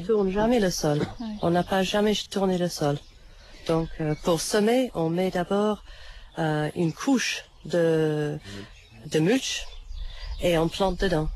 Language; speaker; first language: French; non-native, fluent; English